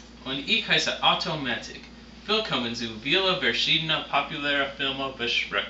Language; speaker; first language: German; non-native, learner; English